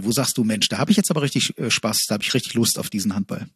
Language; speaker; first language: German; native; German